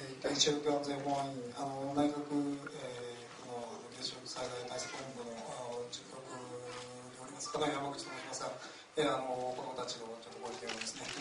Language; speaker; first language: Japanese; native; Japanese